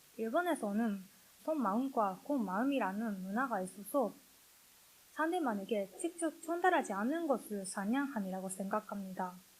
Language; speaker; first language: Korean; non-native, learner; Japanese